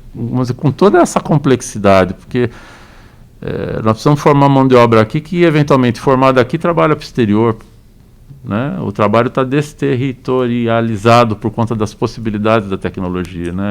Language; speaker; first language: Portuguese; native; Portuguese